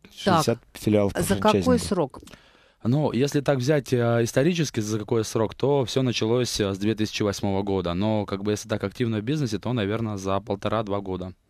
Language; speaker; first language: Russian; native; Russian